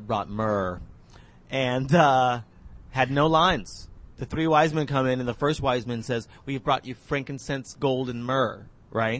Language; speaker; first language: English; native; English